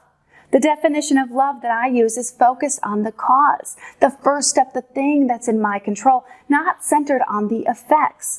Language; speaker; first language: English; native; English